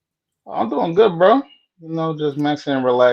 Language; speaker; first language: English; native; English